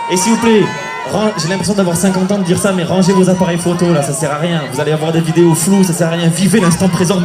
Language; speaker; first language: French; native; French